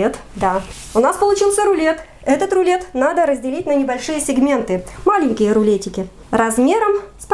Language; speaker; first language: Russian; native; Russian